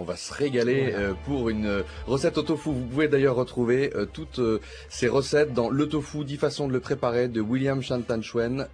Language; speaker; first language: French; native; French